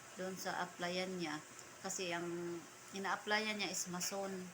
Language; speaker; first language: Filipino; non-native, local second language; Cebuano